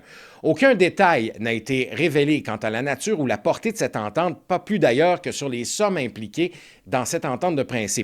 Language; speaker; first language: French; native; French